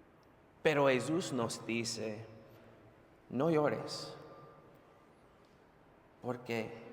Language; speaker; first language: Spanish; non-native, fluent; English